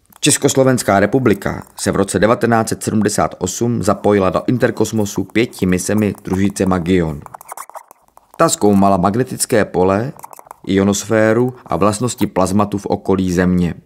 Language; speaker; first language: Czech; native; Czech